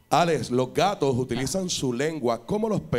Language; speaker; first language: Spanish; native; Spanish